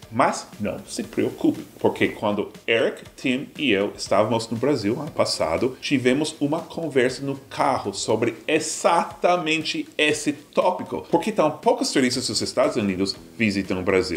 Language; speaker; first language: Portuguese; non-native, fluent; English